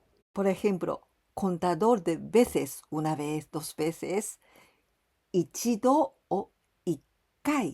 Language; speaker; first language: Spanish; non-native, fluent; Japanese